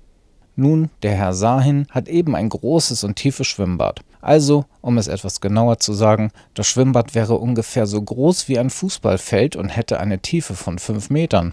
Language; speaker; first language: German; native; German